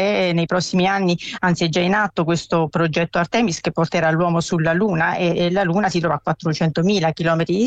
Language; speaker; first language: Italian; native; Italian